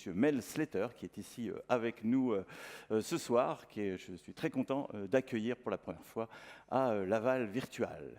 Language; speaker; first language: French; native; French